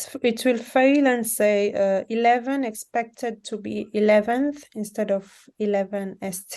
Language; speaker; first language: English; non-native, fluent; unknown